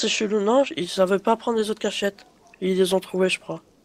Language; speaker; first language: French; native; French